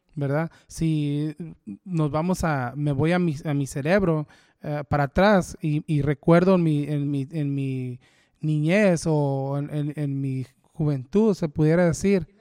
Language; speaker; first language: Spanish; early bilingual, heritage; Spanish